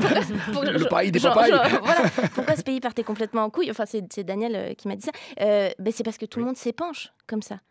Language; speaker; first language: French; native; French